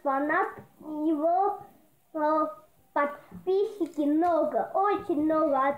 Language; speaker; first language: Russian; early bilingual, heritage; Russian